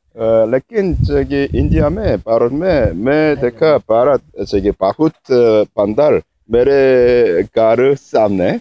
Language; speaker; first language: Hindi; non-native, learner; Korean